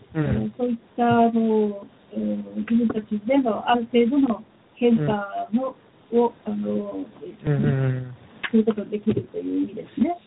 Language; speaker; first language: Japanese; native; Japanese